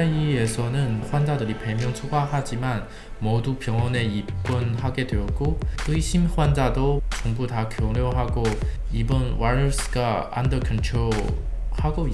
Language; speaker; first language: Korean; non-native, learner; Chinese